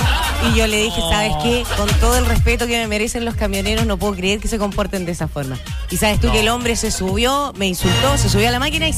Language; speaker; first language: Spanish; native; Spanish